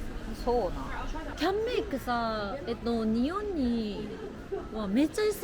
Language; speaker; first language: Japanese; non-native, fluent; Korean